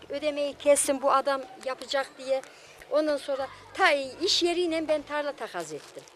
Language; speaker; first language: Turkish; native; Turkish